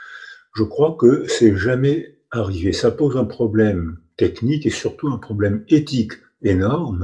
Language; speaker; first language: French; native; French